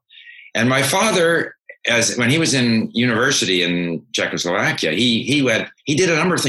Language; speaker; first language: English; native; English